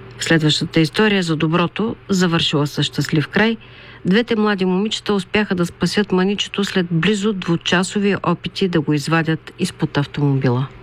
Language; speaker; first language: Bulgarian; native; Bulgarian